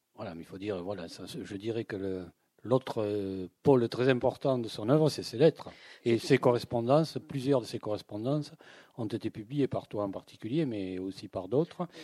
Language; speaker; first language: French; native; French